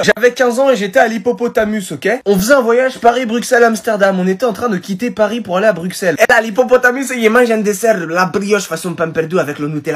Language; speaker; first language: French; native; French